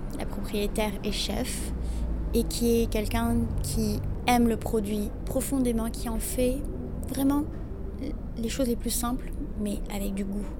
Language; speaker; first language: French; non-native, local second language; Arabic